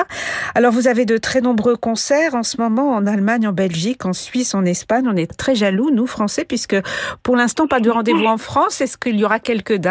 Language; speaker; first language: French; native; French